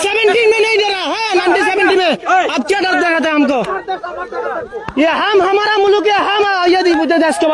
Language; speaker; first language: Hindi; non-native, learner; Bangla